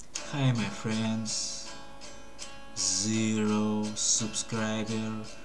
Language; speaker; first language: English; non-native, learner; Russian